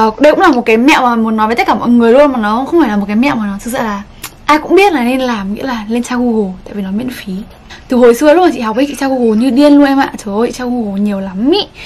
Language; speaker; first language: Vietnamese; native; Vietnamese